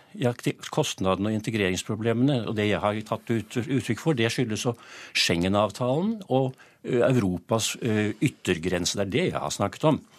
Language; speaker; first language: Norwegian; native; Norwegian